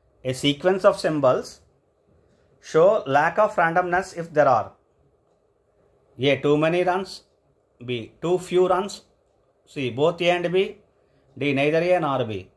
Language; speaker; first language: English; non-native, local second language; Telugu